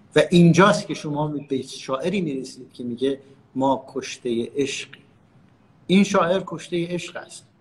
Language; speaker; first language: Persian; native; Persian